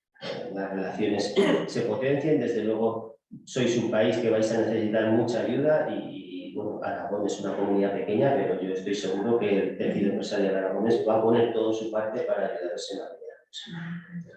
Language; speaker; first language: Spanish; native; Spanish